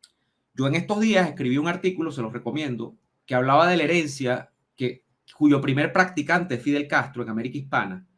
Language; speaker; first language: Spanish; native; Spanish